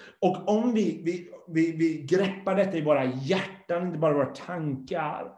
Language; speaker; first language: Swedish; non-native, fluent; English